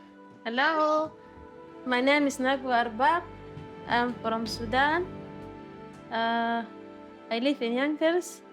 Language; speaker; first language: English; non-native, learner; Arabic